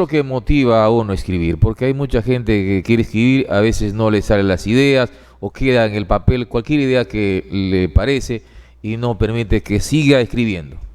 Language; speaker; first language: Spanish; native; Spanish